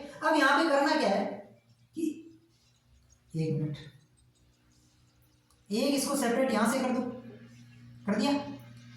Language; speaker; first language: Hindi; native; Hindi